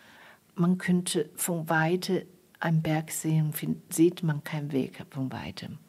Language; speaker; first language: German; non-native, fluent; Chinese